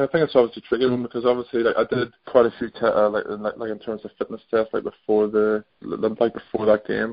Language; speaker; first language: English; native; English